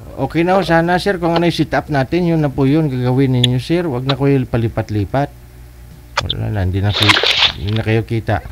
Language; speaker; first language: Filipino; native; Filipino